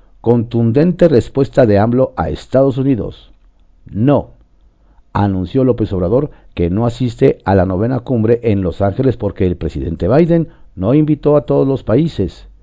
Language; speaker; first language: Spanish; native; Spanish